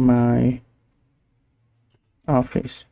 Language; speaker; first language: English; non-native, learner; Vietnamese